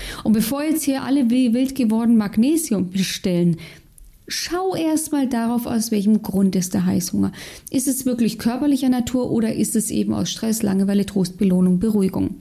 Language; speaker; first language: German; native; German